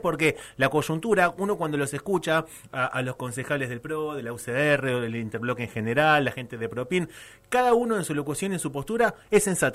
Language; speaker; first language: Spanish; native; Spanish